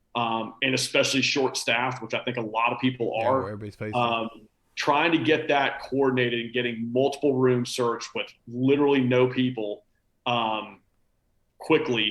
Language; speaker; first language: English; native; English